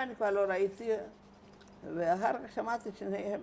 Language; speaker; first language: Hebrew; non-native, fluent; Hungarian